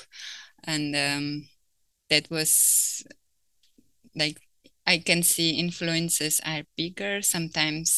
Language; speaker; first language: English; non-native, fluent; Ukrainian